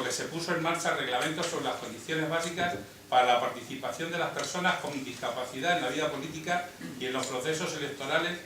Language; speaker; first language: Spanish; native; Spanish